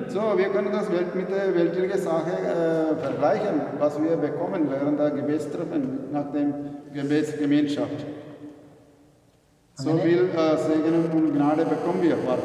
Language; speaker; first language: German; non-native, learner; Malayalam